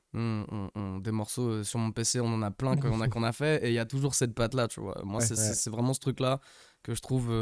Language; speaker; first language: French; non-native, fluent; English